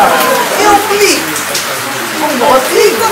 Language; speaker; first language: French; non-native, learner; Greek